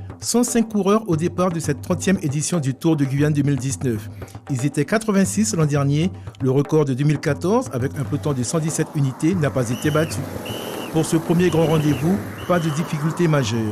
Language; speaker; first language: French; native; French